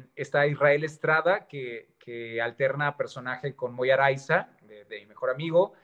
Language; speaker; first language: Spanish; native; Spanish